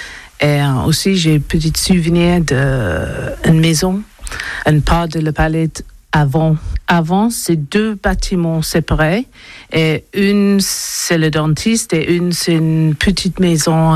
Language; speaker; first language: French; non-native, learner; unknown